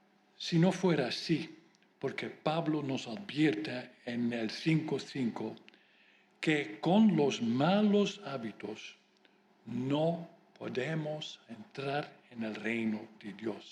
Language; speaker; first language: Spanish; non-native, fluent; Dutch